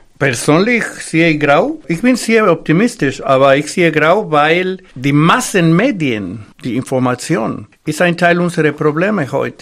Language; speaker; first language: German; non-native, fluent; Spanish